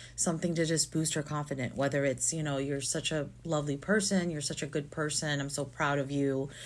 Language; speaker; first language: English; non-native, local second language; Filipino